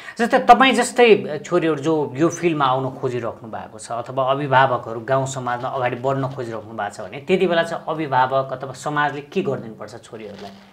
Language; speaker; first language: Nepali; native; Nepali